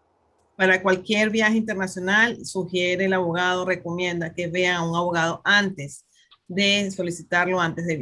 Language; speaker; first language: Spanish; native; Spanish